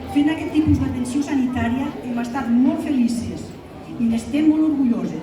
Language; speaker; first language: Catalan; native; Catalan